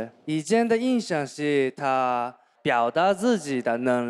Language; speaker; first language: Chinese; non-native, learner; Japanese